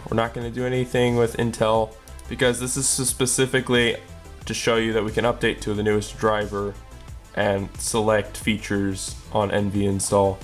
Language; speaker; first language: English; native; English